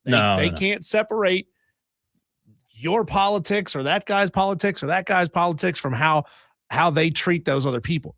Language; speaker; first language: English; native; English